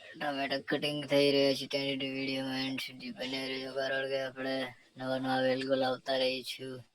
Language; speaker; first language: Gujarati; non-native, local second language; Bhili